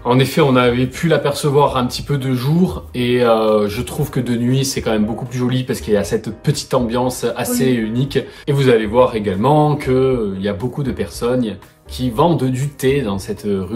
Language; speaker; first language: French; native; French